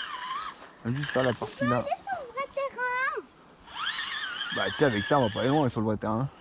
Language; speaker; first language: French; native; French